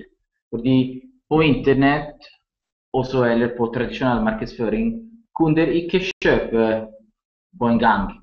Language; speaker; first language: Norwegian; non-native, learner; Italian